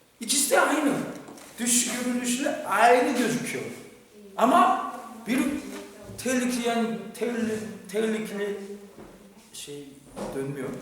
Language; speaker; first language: Turkish; non-native, fluent; Korean